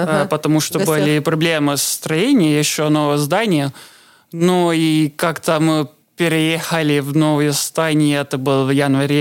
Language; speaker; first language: Russian; non-native, learner; Estonian